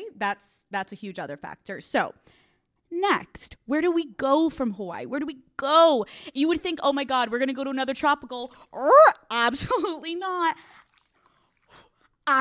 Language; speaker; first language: English; native; English